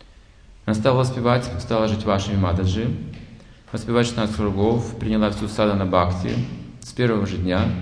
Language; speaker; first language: Russian; native; Russian